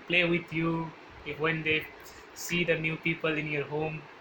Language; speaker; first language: English; non-native, learner; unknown